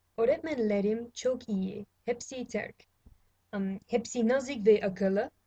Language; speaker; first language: Turkish; non-native, learner; English